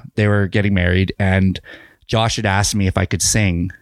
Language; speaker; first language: English; native; English